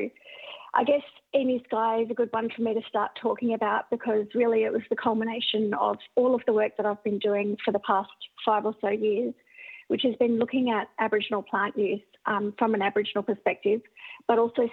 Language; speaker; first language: English; native; English